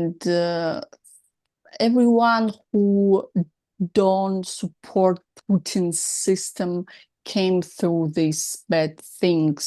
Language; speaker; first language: English; non-native, learner; Russian